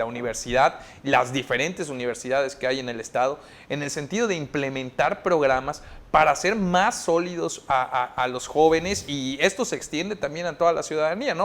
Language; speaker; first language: Spanish; native; Spanish